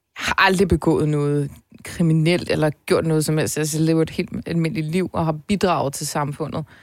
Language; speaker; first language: Danish; early bilingual, other home language; Turkish